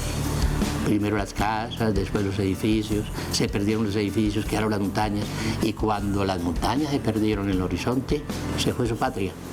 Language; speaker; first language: Spanish; native; Spanish